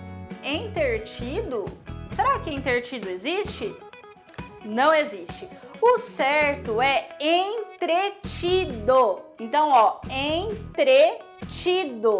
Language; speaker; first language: Portuguese; native; Portuguese